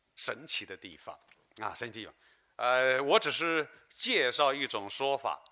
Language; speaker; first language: Chinese; native; Chinese